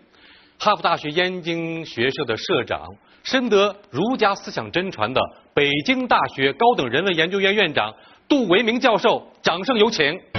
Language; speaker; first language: Chinese; native; Chinese